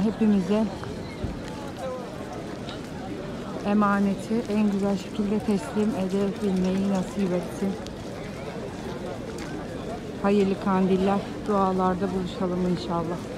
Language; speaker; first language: Turkish; native; Turkish